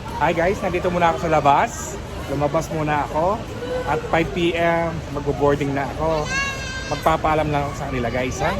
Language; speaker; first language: Filipino; native; Filipino